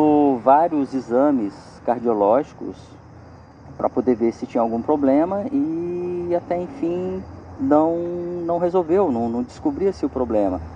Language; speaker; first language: Portuguese; native; Portuguese